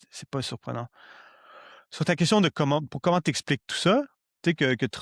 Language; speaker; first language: French; native; French